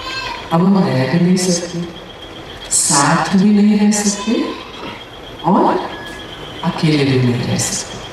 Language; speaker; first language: Hindi; native; Hindi